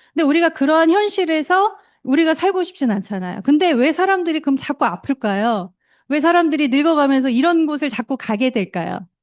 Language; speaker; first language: Korean; native; Korean